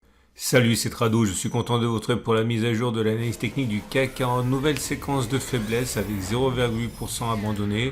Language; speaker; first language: French; native; French